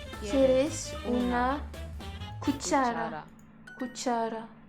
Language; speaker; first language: Spanish; non-native, learner; French